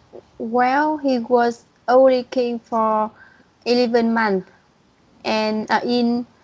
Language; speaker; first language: English; non-native, learner; Vietnamese